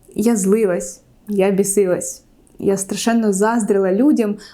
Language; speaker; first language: Ukrainian; non-native, local second language; Russian